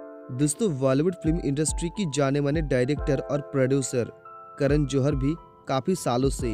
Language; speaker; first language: Hindi; native; Hindi